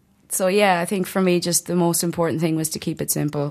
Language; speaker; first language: English; native; English